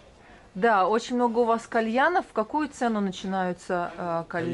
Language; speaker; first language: Russian; native; Russian